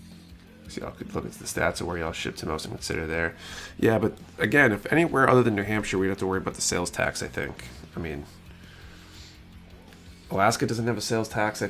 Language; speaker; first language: English; native; English